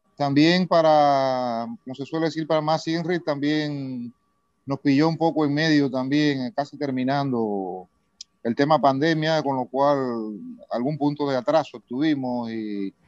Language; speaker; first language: Spanish; native; Spanish